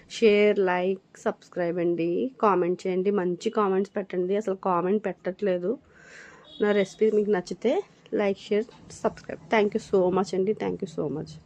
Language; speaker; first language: Telugu; non-native, local second language; Urdu